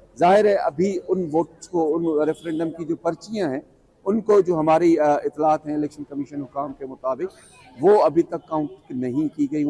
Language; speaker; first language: Urdu; non-native, local second language; Sindhi